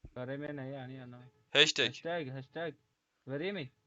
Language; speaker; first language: Turkish; non-native, learner; Arabic